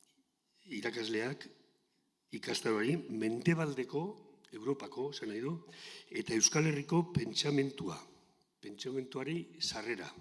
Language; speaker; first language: Basque; native; Basque